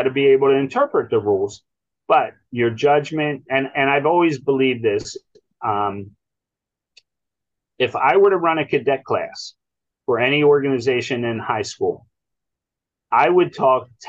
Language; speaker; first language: English; native; English